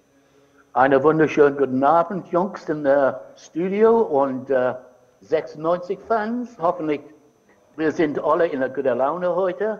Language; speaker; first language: German; non-native, fluent; English